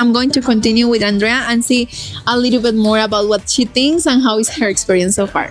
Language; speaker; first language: English; non-native, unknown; Spanish